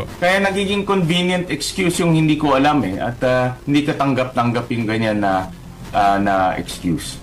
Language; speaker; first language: Filipino; native; Filipino